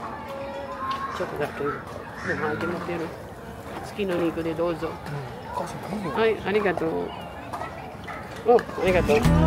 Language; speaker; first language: Japanese; non-native, learner; Filipino